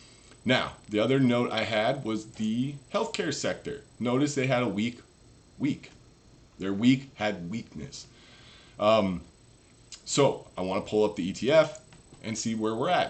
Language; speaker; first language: English; native; English